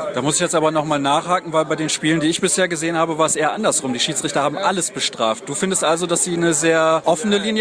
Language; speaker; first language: German; native; German